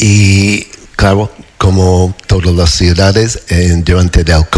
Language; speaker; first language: Spanish; non-native, learner; English